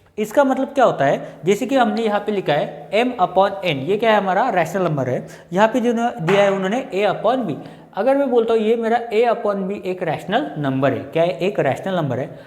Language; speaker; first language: Hindi; non-native, local second language; Marathi